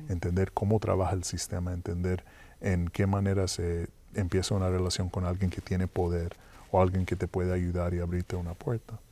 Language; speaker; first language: Spanish; early bilingual, heritage; Spanish